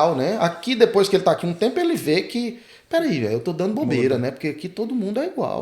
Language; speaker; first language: Portuguese; native; Portuguese